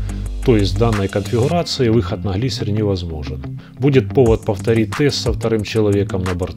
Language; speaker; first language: Russian; native; Russian